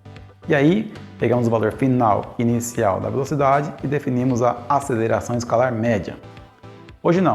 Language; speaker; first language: Portuguese; native; Portuguese